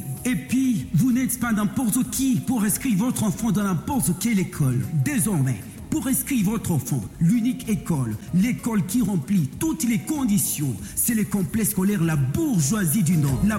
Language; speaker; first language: French; non-native, local second language; Swahili